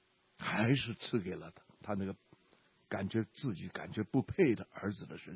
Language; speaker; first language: Chinese; native; Chinese